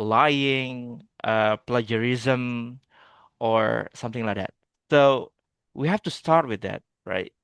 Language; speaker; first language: English; non-native, fluent; Indonesian